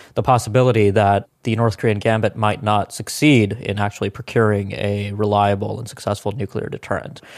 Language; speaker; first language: English; non-native, local second language; Hindi